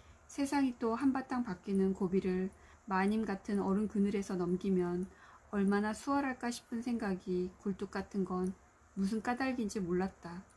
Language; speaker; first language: Korean; native; Korean